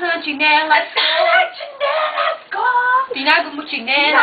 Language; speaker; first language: Filipino; non-native, learner; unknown